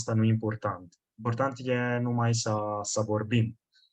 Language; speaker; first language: Romanian; non-native, fluent; Italian